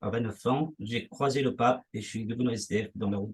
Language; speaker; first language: French; non-native, fluent; Persian